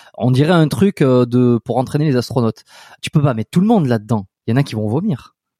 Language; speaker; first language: French; native; French